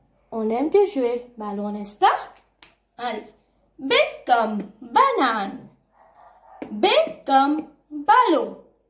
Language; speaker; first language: French; non-native, local second language; Morisyen